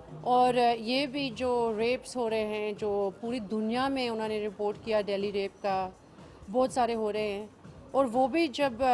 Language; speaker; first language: Hindi; early bilingual, heritage; English